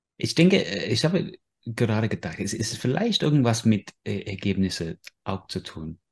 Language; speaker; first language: German; non-native, fluent; English